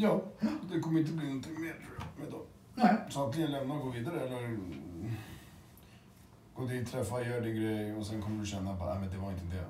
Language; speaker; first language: Swedish; early bilingual, other home language; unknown